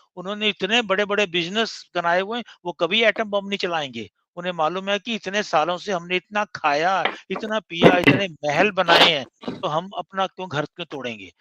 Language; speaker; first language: Hindi; non-native, local second language; Punjabi